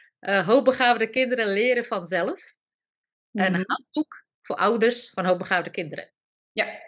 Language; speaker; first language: Dutch; non-native, fluent; Slovak